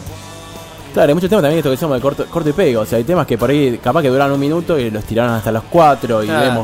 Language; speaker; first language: Spanish; native; Spanish